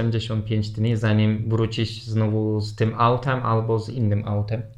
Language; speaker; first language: Polish; non-native, fluent; Turkish